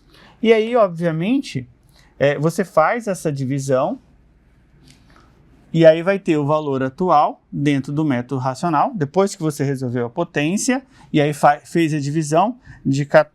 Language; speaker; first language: Portuguese; native; Portuguese